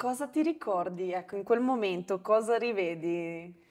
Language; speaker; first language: Italian; native; Italian